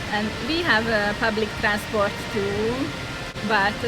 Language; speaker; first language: English; non-native, learner; Hungarian